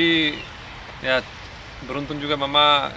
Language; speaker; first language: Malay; early bilingual, other home language; German